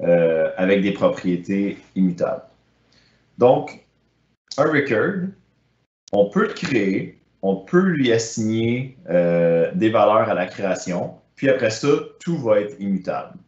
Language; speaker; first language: French; native; French